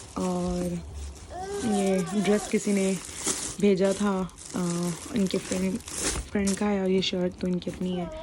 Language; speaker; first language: Urdu; non-native, local second language; Punjabi